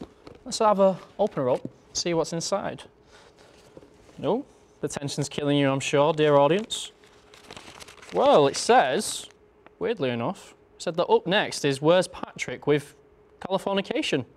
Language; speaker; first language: English; native; English